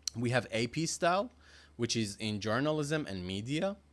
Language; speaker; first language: English; non-native, fluent; Persian